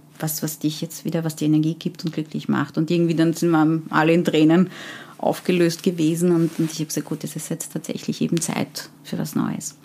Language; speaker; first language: German; early bilingual, other home language; Persian